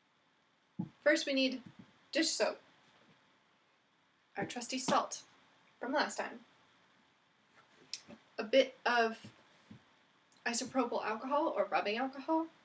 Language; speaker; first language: English; native; English